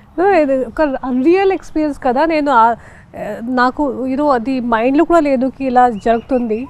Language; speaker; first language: Telugu; non-native, learner; Hindi